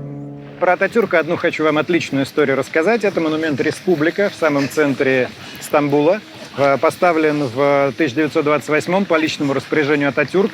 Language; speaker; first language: Russian; native; Russian